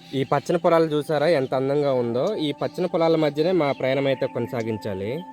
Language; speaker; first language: Telugu; non-native, local second language; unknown